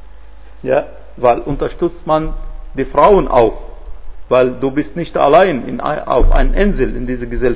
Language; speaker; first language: German; non-native, fluent; Arabic